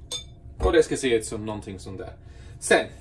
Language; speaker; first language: Swedish; non-native, fluent; English